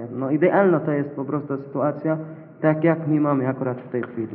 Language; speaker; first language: Polish; non-native, learner; Arabic